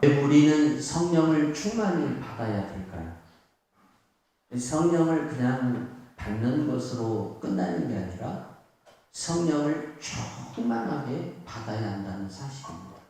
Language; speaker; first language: Korean; native; Korean